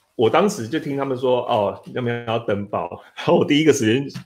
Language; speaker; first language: Chinese; native; Chinese